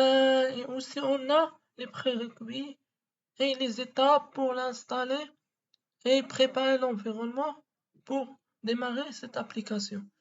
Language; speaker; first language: French; non-native, local second language; Arabic